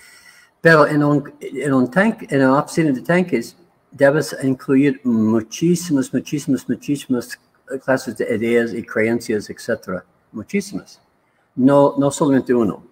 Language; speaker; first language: Spanish; non-native, learner; English